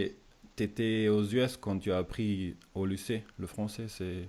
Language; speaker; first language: French; non-native, fluent; German